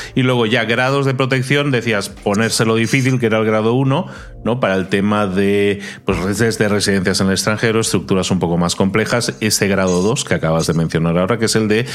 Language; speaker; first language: Spanish; native; Spanish